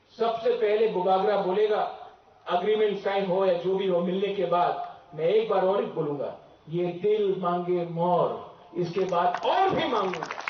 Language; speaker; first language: Hindi; non-native, local second language; Kok Borok